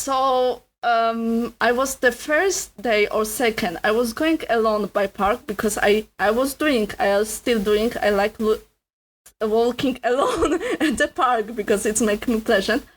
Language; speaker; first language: English; non-native, learner; Polish